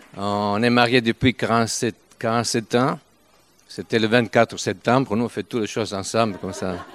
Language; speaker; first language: French; non-native, fluent; Italian